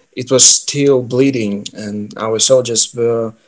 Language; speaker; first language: English; non-native, fluent; Ukrainian